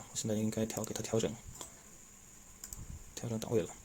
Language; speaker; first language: Chinese; native; Chinese